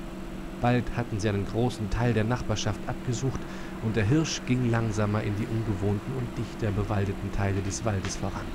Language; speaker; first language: German; native; German